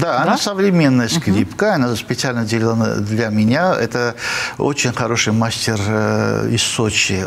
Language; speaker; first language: Russian; non-native, fluent; Armenian